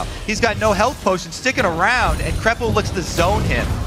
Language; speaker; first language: English; native; English